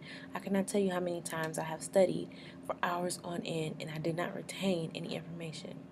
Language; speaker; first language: English; native; English